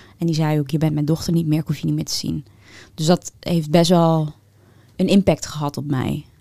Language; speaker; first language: Dutch; early bilingual, other home language; Turkish